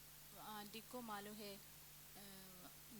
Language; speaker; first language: Hindi; non-native, local second language; Malayalam